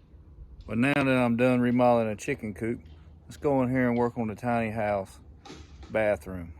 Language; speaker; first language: English; native; English